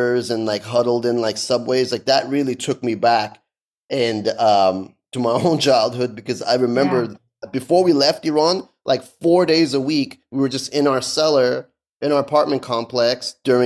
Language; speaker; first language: English; early bilingual, other home language; Persian